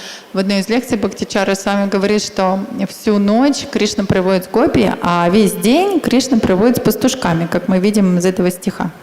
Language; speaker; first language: Russian; native; Russian